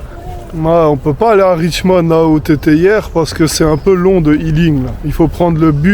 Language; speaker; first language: French; native; French